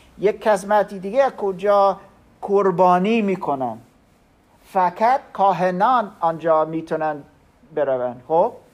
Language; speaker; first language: Persian; non-native, learner; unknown